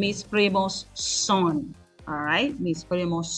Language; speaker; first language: Spanish; non-native, fluent; English